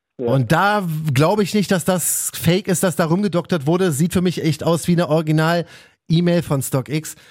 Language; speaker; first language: German; native; German